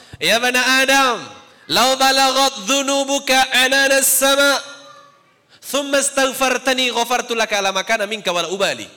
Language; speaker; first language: Indonesian; native; Indonesian